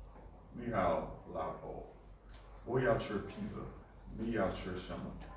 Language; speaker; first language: Chinese; non-native, learner; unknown